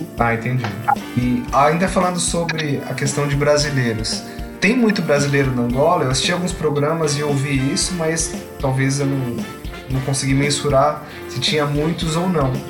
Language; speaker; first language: Portuguese; native; Portuguese